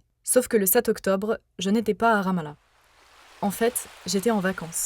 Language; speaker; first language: French; native; French